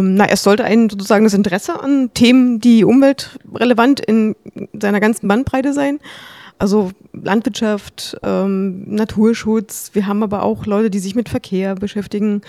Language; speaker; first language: German; native; German